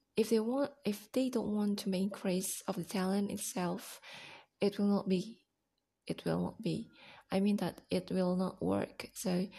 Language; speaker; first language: English; non-native, learner; Indonesian